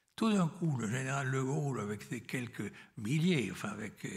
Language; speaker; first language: French; native; French